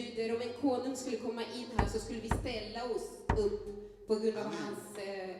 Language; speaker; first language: Swedish; non-native, learner; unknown